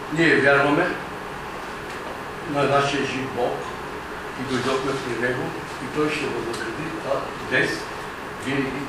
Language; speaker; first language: Bulgarian; non-native, local second language; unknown